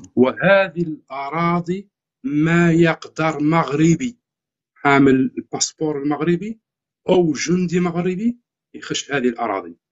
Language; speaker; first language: Arabic; native; Arabic